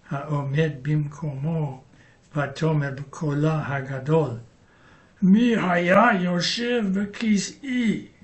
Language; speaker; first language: Hebrew; non-native, learner; English